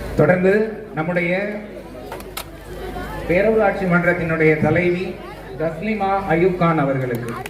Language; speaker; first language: Tamil; native; Tamil